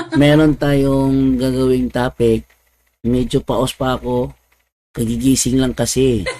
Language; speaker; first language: Filipino; non-native, local second language; Cebuano